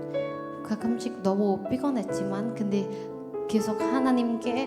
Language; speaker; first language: Korean; non-native, learner; Indonesian